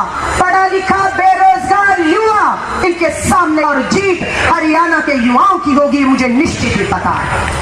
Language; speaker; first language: Hindi; native; Hindi